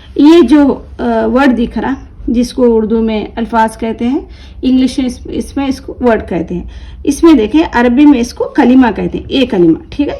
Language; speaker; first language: Urdu; native; Urdu